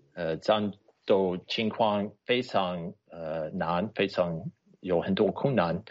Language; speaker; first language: Chinese; non-native, fluent; English